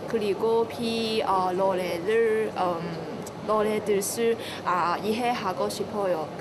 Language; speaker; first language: Korean; non-native, learner; Cantonese